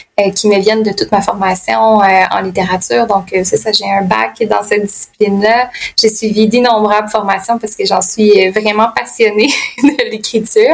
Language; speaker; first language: French; native; French